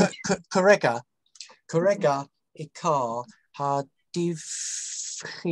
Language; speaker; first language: Hebrew; non-native, learner; English